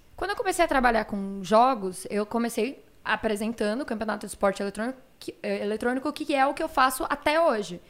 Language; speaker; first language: Portuguese; native; Portuguese